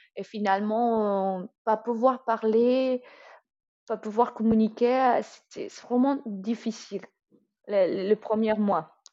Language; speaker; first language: French; non-native, fluent; Spanish